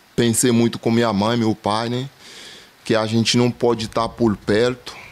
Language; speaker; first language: Portuguese; non-native, fluent; Haitian Creole